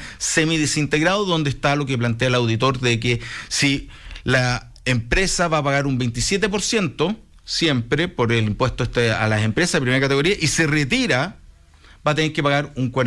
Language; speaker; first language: Spanish; native; Spanish